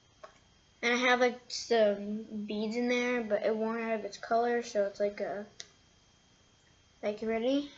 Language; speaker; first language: English; native; English